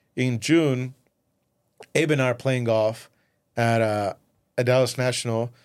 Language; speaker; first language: English; early bilingual, other home language; Spanish